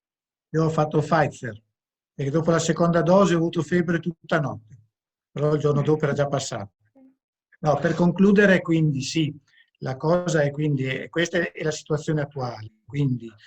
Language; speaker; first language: Italian; native; Italian